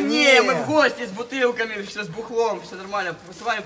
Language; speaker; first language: Russian; native; Russian